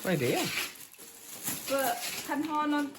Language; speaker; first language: Swedish; non-native, learner; Thai